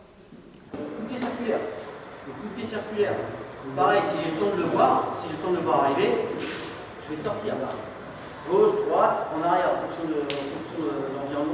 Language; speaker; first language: French; native; French